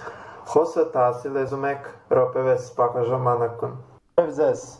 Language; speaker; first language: Armenian; non-native, learner; Portuguese